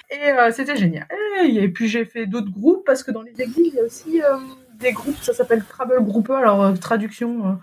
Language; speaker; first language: French; native; French